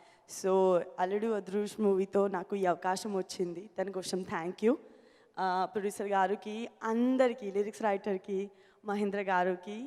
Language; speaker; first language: Telugu; non-native, learner; Gujarati